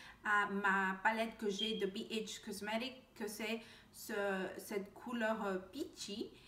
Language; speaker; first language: French; non-native, learner; Spanish